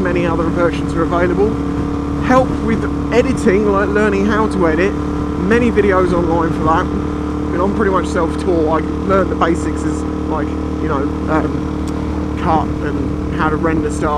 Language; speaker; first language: English; native; English